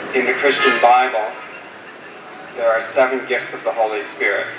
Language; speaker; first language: English; native; English